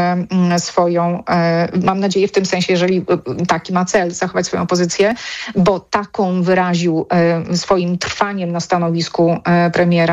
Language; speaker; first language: Polish; native; Polish